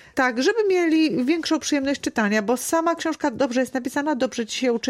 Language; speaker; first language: Polish; native; Polish